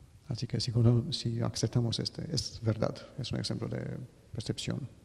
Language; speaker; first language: Spanish; non-native, fluent; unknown